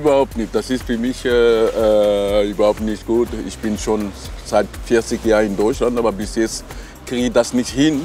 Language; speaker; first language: German; non-native, fluent; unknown